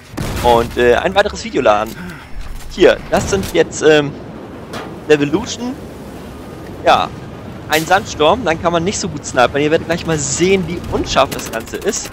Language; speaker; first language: German; native; German